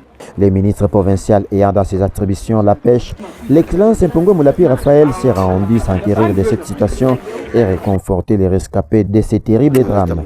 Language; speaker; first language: French; non-native, local second language; Swahili